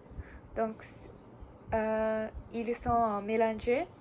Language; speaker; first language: French; non-native, learner; Japanese